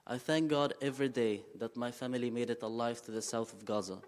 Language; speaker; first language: English; non-native, fluent; Arabic